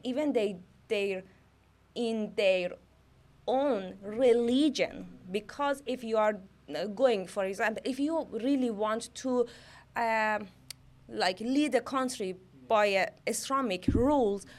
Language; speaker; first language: English; non-native, learner; Persian